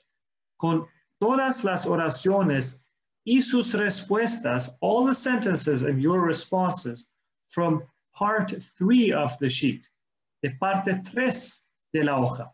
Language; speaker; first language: Spanish; non-native, fluent; English